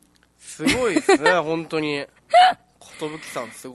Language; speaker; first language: Japanese; native; Japanese